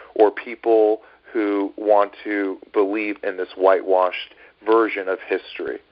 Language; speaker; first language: English; native; English